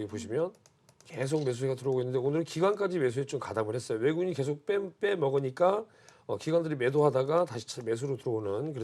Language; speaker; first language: Korean; native; Korean